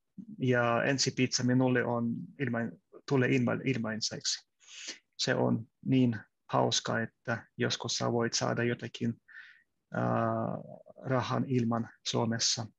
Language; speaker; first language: Finnish; non-native, learner; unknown